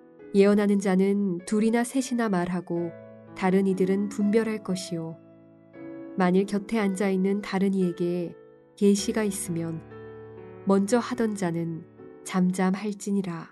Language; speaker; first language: Korean; native; Korean